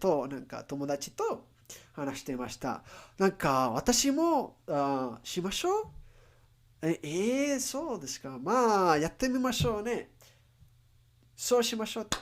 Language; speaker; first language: Japanese; non-native, learner; English